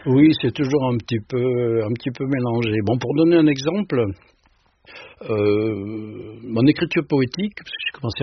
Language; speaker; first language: French; native; French